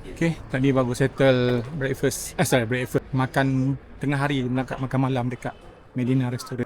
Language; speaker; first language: Malay; native; Malay